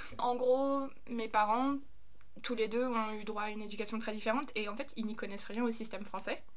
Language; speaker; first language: French; early bilingual, other home language; German